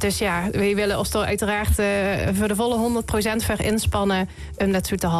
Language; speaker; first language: Dutch; native; Dutch